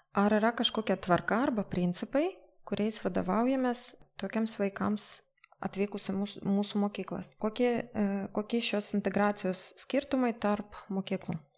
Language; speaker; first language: Lithuanian; non-native, local second language; Russian